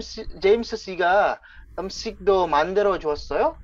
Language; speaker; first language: Korean; non-native, fluent; Indonesian